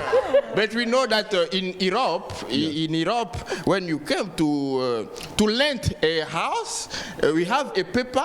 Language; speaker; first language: English; non-native, learner; French